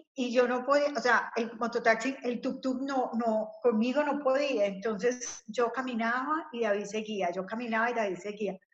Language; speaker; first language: Spanish; native; Spanish